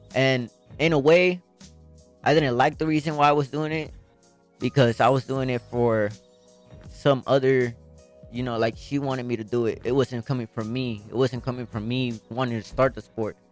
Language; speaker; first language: English; early bilingual, other home language; Spanish